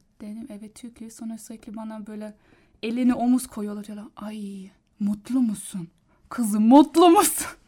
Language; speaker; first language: Turkish; non-native, learner; German